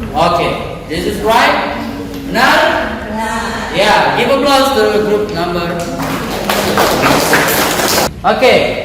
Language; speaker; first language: English; non-native, learner; Indonesian